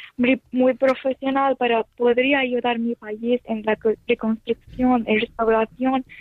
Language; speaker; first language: Spanish; non-native, learner; Arabic